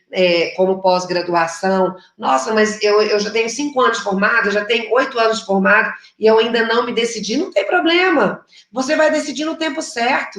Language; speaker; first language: Portuguese; native; Portuguese